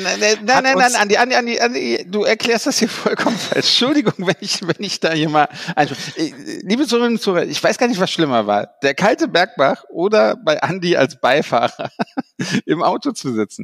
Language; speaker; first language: German; native; German